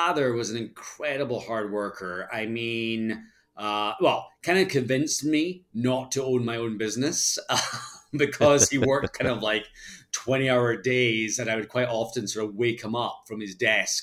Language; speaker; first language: English; native; English